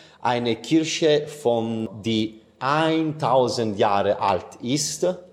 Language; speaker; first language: German; non-native, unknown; Italian